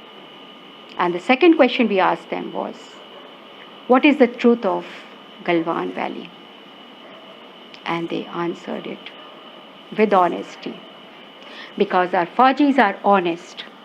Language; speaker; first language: English; non-native, local second language; Hindi